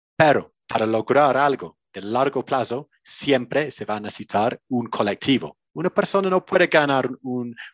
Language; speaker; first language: Spanish; non-native, fluent; English